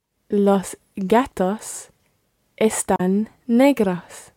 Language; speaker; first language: Spanish; non-native, learner; English